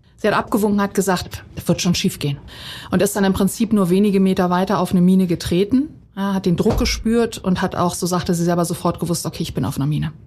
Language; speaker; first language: German; early bilingual, other home language; Bosnian